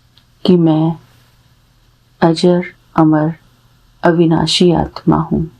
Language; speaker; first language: Hindi; native; Hindi